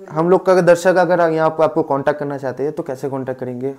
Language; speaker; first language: Hindi; non-native, local second language; Bangla